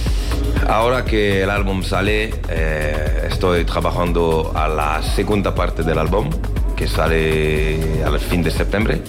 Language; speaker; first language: Spanish; non-native, learner; French